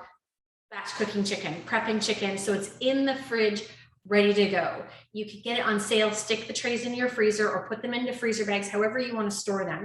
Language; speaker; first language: English; native; English